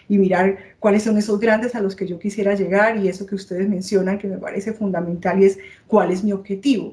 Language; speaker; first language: Spanish; native; Spanish